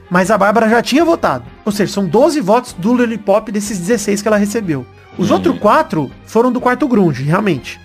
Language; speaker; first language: Portuguese; native; Portuguese